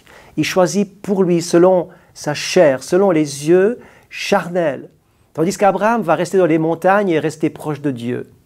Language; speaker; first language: French; native; French